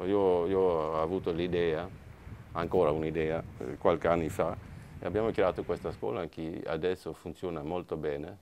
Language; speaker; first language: Italian; non-native, fluent; Swedish